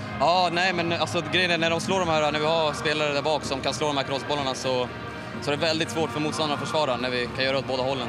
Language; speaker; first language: Swedish; native; Swedish